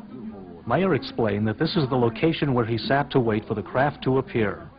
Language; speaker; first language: English; native; English